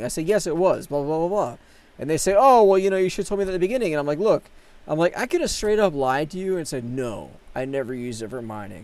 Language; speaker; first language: English; native; English